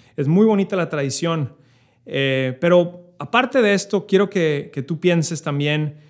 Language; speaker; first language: Spanish; native; Spanish